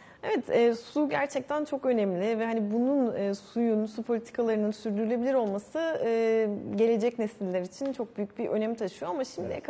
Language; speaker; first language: Turkish; native; Turkish